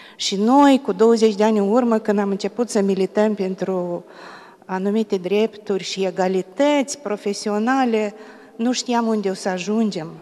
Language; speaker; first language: Romanian; native; Romanian